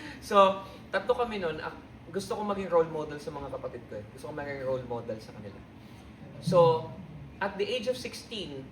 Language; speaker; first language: Filipino; native; Filipino